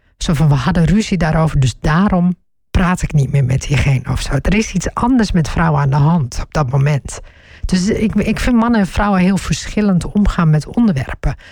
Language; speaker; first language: Dutch; early bilingual, other home language; Turkish